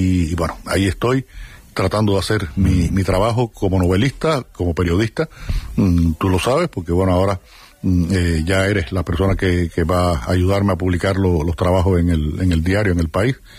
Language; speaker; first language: Spanish; native; Spanish